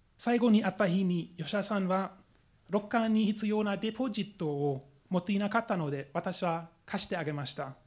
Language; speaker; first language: Japanese; non-native, fluent; German